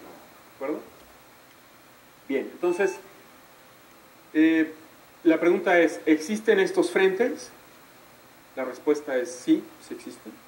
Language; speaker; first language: Spanish; native; Spanish